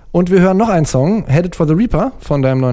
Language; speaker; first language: German; native; German